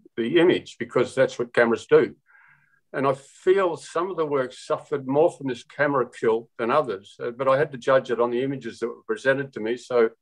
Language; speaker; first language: English; native; English